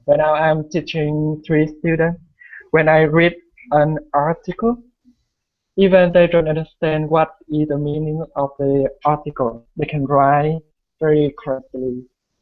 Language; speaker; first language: English; non-native, learner; Vietnamese